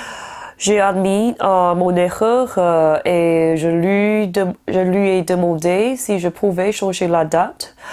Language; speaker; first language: French; non-native, learner; Chinese